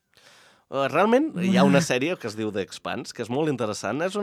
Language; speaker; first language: Catalan; native; Catalan